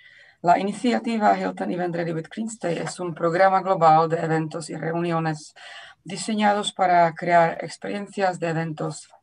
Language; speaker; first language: Spanish; non-native, fluent; Czech